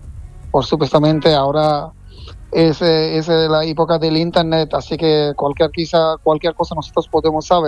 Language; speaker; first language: Spanish; non-native, fluent; Bangla